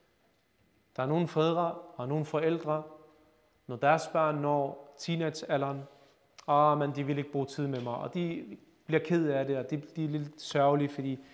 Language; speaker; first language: Danish; early bilingual, other home language; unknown